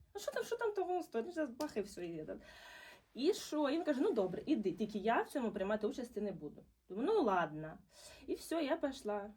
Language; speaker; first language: Ukrainian; non-native, local second language; Russian